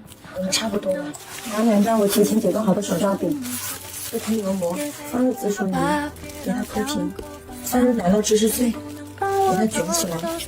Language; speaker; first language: Chinese; native; Chinese